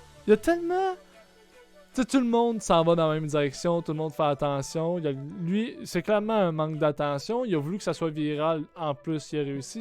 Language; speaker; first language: French; native; French